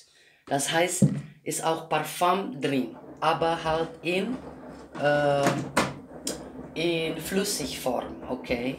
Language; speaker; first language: German; non-native, learner; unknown